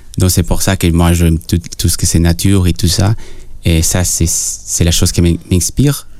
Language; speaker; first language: French; non-native, learner; Spanish